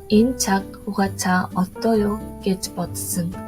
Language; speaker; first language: Mongolian; non-native, learner; Korean